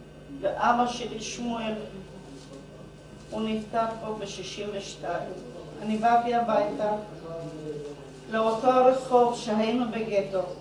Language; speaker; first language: Hebrew; non-native, fluent; Hungarian